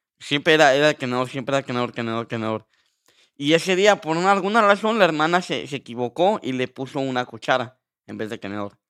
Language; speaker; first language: Spanish; early bilingual, heritage; Spanish